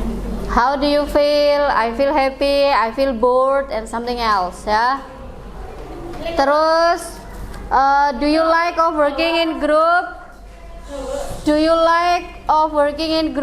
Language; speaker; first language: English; non-native, fluent; Indonesian